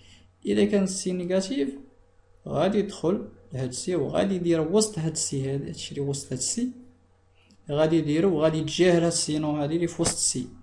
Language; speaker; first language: Arabic; native; Arabic